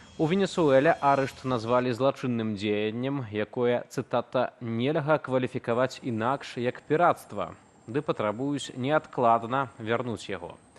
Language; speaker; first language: Belarusian; native; Belarusian